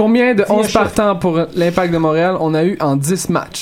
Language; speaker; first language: French; native; French